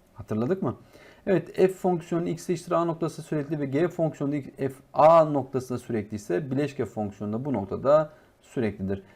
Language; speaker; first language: Turkish; native; Turkish